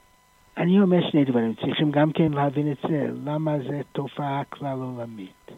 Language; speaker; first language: Hebrew; non-native, fluent; English